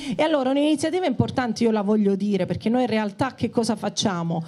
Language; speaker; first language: Italian; native; Italian